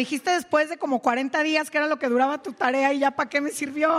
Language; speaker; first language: Spanish; native; Spanish